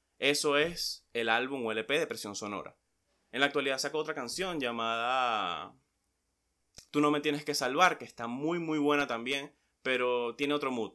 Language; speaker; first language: Spanish; native; Spanish